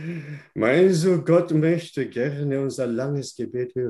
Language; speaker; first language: German; non-native, fluent; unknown